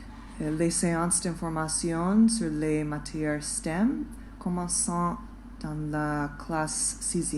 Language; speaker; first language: French; non-native, fluent; English